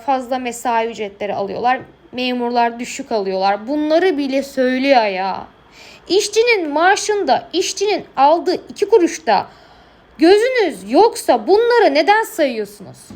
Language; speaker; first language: Turkish; native; Turkish